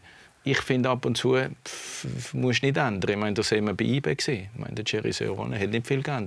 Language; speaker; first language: German; native; German